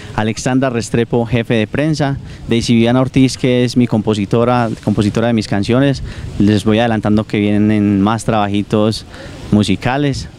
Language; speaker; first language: Spanish; native; Spanish